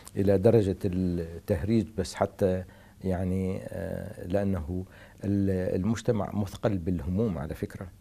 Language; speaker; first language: Arabic; native; Arabic